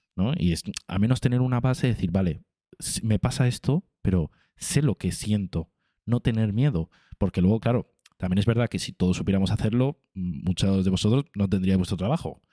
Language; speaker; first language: Spanish; native; Spanish